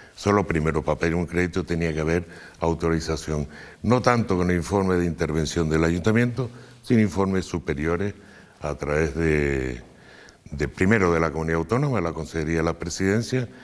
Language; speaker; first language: Spanish; native; Spanish